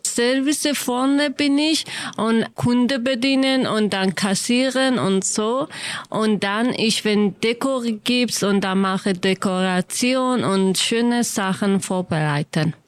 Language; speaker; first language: German; non-native, learner; Kurdish